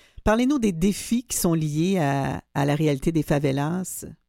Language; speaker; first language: French; native; French